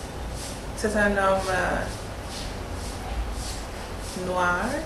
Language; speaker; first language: French; non-native, learner; English